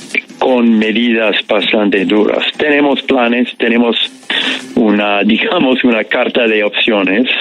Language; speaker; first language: Spanish; non-native, fluent; English